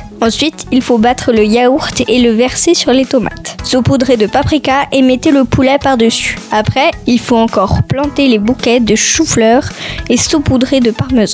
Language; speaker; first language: French; native; French